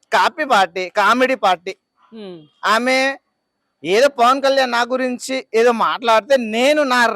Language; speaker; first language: Telugu; non-native, local second language; Lambadi